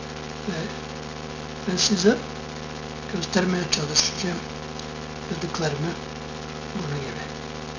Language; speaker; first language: Turkish; non-native, fluent; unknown